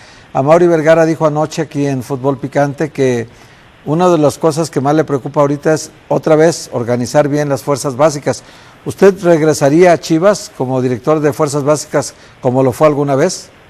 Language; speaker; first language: Spanish; native; Spanish